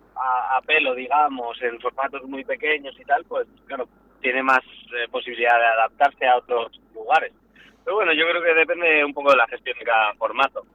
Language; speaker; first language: Spanish; native; Spanish